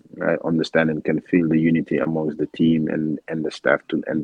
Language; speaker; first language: English; non-native, local second language; Wolof